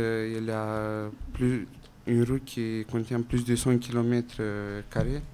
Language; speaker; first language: French; non-native, fluent; Romanian